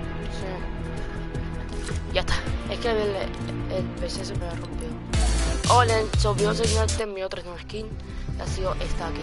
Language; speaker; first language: Spanish; early bilingual, other home language; English